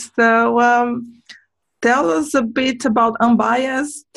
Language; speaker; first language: English; non-native, fluent; Portuguese